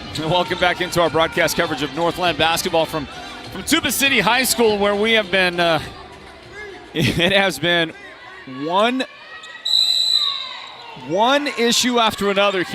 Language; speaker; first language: English; native; English